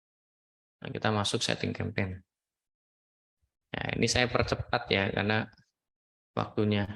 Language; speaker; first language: Indonesian; native; Indonesian